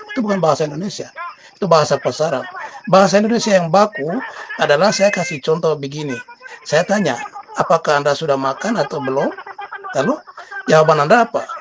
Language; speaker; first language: Indonesian; non-native, local second language; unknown